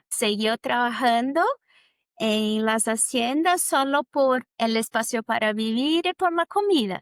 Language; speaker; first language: Spanish; non-native, fluent; Portuguese